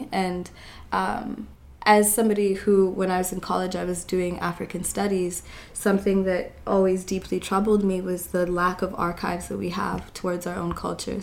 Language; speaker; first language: English; native; English